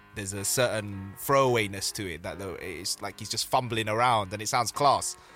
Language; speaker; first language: English; native; English